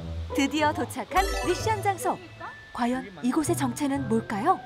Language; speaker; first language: Korean; native; Korean